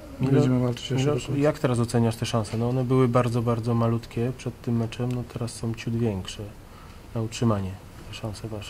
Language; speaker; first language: Polish; native; Polish